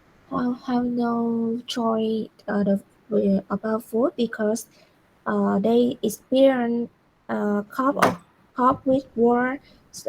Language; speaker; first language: English; non-native, learner; Vietnamese